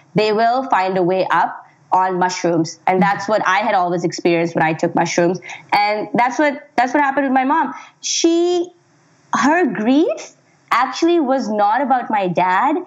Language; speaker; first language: English; non-native, local second language; Urdu